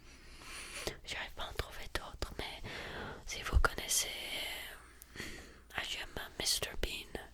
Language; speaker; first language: French; early bilingual, heritage; French